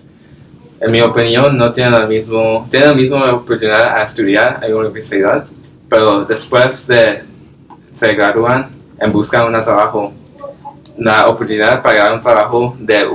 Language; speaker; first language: Spanish; non-native, learner; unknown